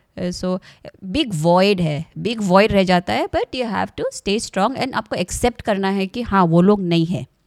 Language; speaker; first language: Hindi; non-native, local second language; Assamese